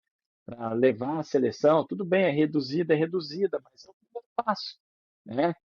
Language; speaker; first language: Portuguese; native; Portuguese